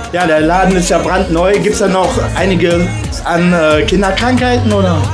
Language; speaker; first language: German; native; German